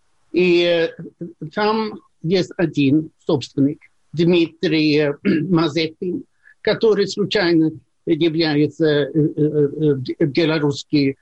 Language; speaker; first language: Russian; non-native, fluent; Swedish